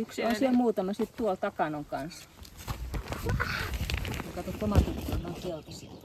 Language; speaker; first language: Finnish; native; Finnish